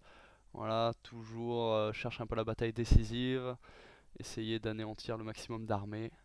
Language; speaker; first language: French; native; French